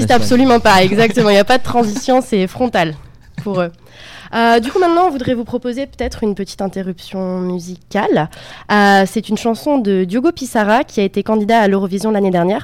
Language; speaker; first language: French; native; French